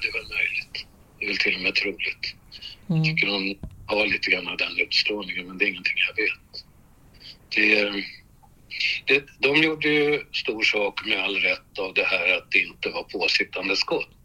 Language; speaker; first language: Swedish; native; Swedish